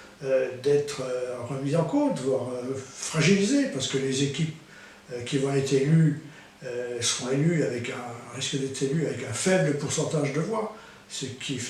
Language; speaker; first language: French; native; French